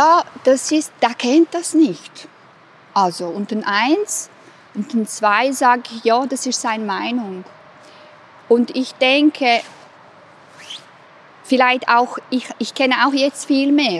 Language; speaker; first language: German; non-native, fluent; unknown